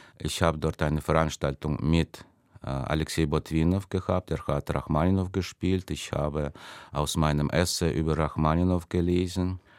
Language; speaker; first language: German; non-native, fluent; Russian